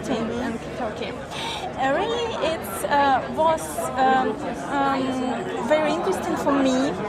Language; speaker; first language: English; non-native, learner; Russian